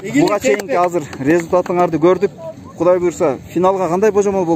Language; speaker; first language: Kyrgyz; native; Kyrgyz